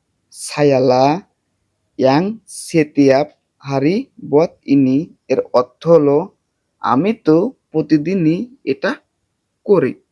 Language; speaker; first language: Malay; non-native, learner; Bangla